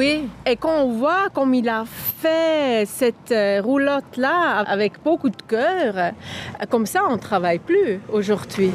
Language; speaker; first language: French; non-native, local second language; German